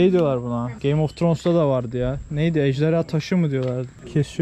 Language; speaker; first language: Turkish; native; Turkish